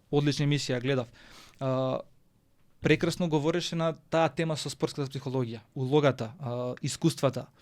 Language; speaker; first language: Macedonian; native; Macedonian